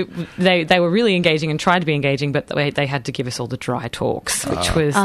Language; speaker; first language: English; native; English